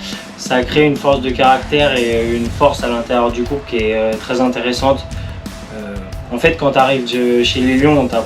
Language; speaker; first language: French; native; French